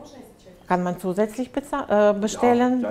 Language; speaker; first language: German; non-native, fluent; Russian